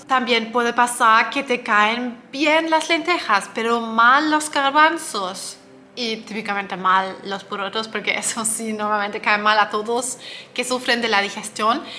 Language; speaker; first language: Spanish; non-native, fluent; German